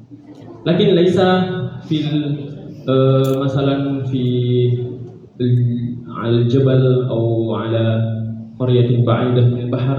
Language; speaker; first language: Arabic; non-native, learner; Indonesian